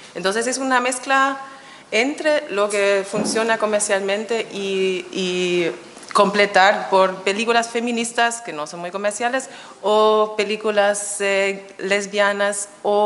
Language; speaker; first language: Spanish; non-native, fluent; German